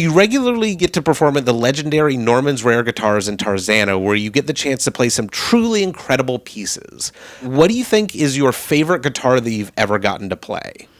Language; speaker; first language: English; native; English